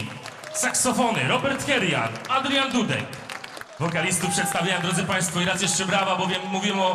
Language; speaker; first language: Polish; native; Polish